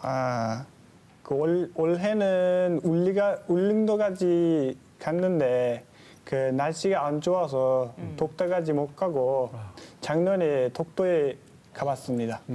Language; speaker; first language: Korean; non-native, fluent; Uzbek